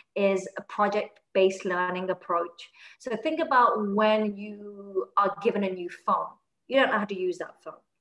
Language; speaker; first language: English; native; English